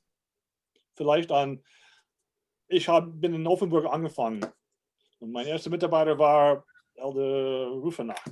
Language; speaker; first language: German; non-native, learner; English